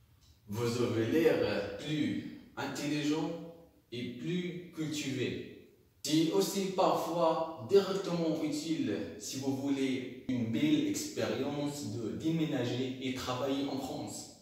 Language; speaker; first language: French; non-native, local second language; Arabic